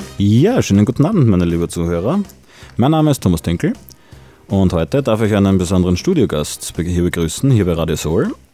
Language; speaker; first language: German; native; German